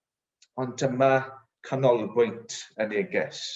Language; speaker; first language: Welsh; native; Welsh